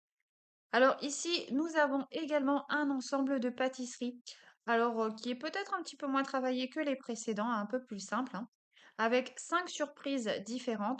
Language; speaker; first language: French; native; French